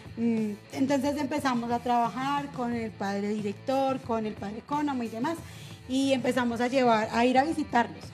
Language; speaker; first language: Spanish; native; Spanish